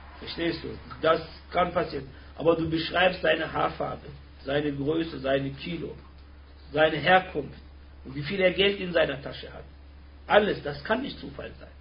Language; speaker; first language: German; early bilingual, other home language; Turkish